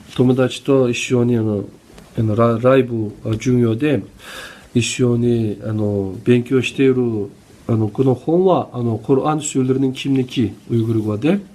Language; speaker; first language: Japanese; non-native, fluent; Uyghur